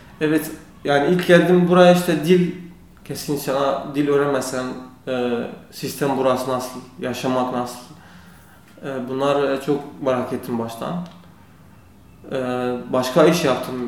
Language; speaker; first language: Turkish; non-native, learner; Kurdish